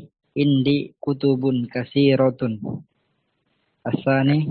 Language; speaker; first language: Arabic; non-native, learner; Indonesian